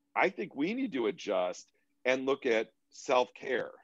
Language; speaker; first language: English; native; English